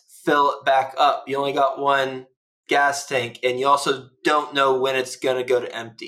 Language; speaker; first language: English; native; English